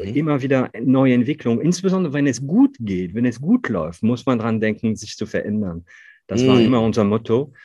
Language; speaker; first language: German; non-native, fluent; French